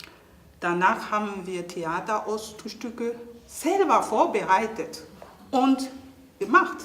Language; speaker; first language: German; non-native, fluent; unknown